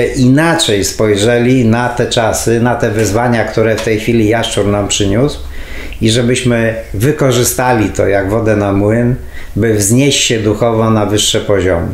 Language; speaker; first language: Polish; native; Polish